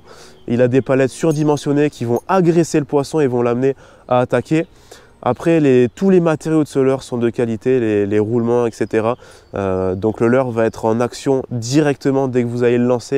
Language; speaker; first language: French; native; French